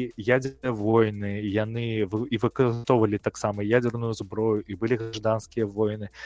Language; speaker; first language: Belarusian; non-native, local second language; Russian